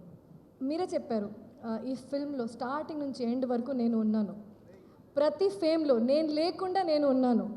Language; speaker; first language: Telugu; non-native, local second language; Hindi